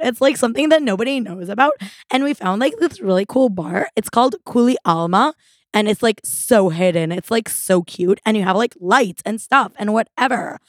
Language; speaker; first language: English; early bilingual, other home language; Hebrew